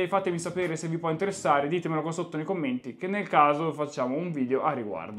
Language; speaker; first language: Italian; native; Italian